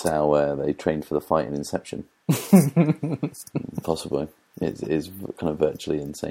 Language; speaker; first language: English; native; English